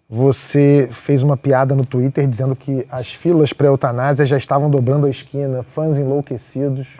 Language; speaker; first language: Portuguese; native; Portuguese